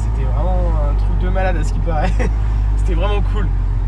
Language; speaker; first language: French; native; French